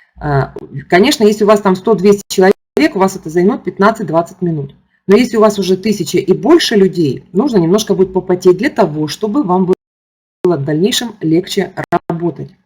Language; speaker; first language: Russian; native; Russian